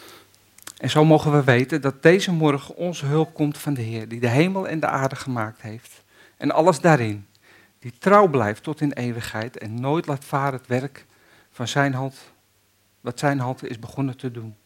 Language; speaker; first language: Dutch; native; Dutch